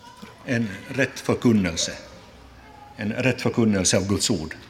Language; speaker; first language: Swedish; non-native, local second language; Finnish